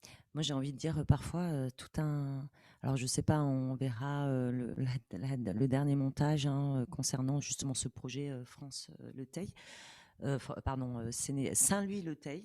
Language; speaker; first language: French; native; French